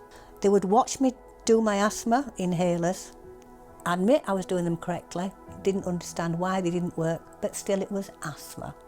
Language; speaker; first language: English; native; English